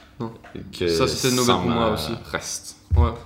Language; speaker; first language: French; non-native, learner; Swedish